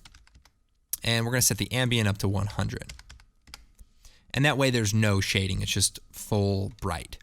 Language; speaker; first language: English; native; English